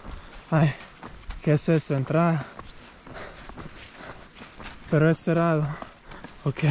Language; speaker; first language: Spanish; non-native, learner; Croatian